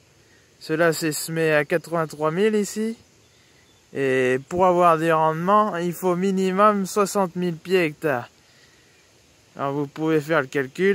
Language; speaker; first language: French; native; French